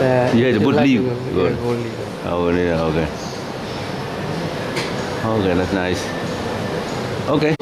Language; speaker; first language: English; non-native, learner; Vietnamese